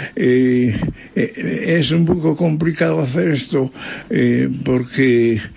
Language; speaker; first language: Spanish; non-native, fluent; French